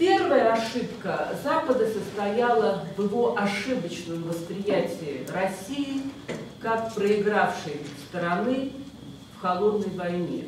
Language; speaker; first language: Russian; native; Russian